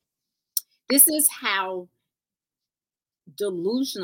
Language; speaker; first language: English; native; English